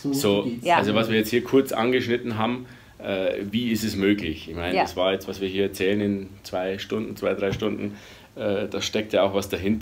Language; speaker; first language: German; native; German